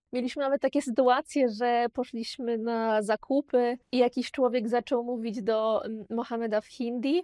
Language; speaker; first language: Polish; native; Polish